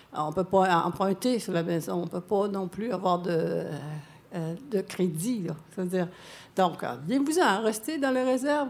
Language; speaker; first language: French; non-native, local second language; Cree